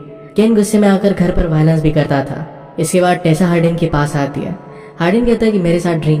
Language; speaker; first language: Hindi; native; Hindi